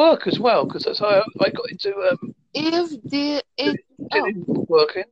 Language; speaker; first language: English; native; English